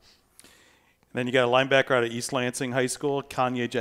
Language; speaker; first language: English; native; English